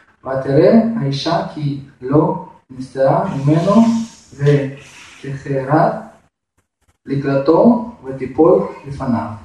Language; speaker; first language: Hebrew; non-native, fluent; Russian